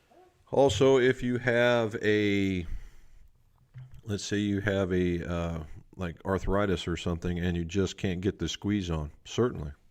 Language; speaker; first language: English; native; English